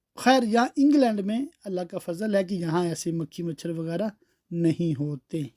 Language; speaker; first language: Urdu; early bilingual, heritage; Urdu